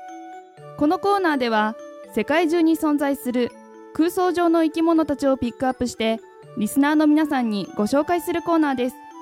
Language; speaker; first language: Japanese; native; Japanese